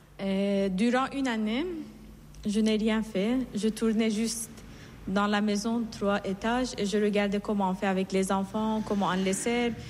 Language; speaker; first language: French; non-native, fluent; Persian